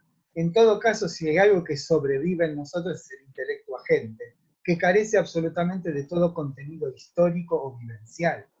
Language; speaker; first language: Spanish; native; Spanish